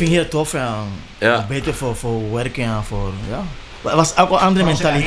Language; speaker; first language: Dutch; non-native, learner; Spanish